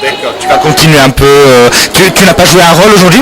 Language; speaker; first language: French; non-native, fluent; Arabic